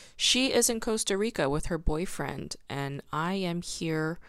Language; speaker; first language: English; non-native, fluent; Korean